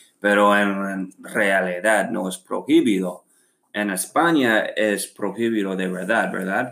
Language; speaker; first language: Spanish; non-native, learner; English